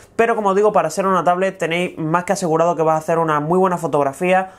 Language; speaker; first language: Spanish; native; Spanish